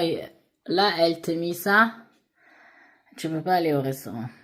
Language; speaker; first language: French; non-native, learner; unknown